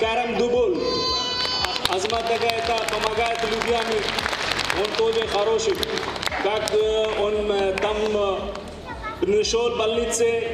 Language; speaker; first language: Russian; non-native, learner; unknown